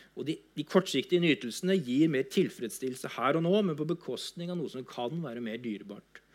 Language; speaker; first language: Norwegian; native; Norwegian